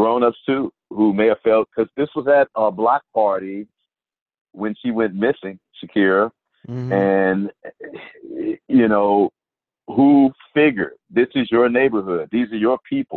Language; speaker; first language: English; native; English